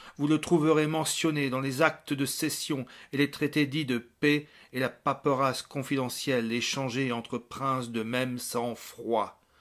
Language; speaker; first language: French; native; French